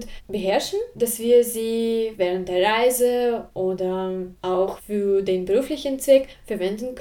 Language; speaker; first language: German; non-native, fluent; Russian